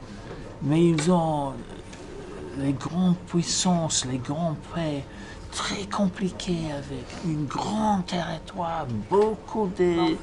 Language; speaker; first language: French; non-native, fluent; English